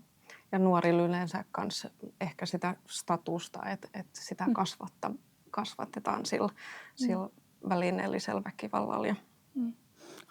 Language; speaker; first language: Finnish; native; Finnish